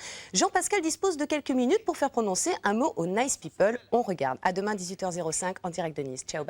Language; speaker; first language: French; native; French